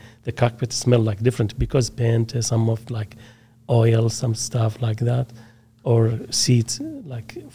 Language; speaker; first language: English; non-native, learner; Arabic